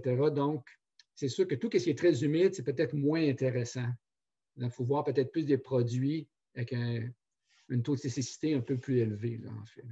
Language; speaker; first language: French; native; French